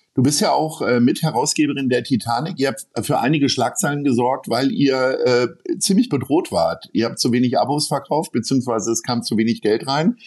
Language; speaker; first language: German; native; German